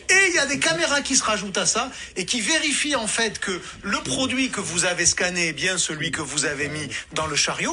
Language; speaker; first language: French; native; French